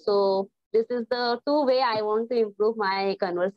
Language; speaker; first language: English; non-native, learner; Hindi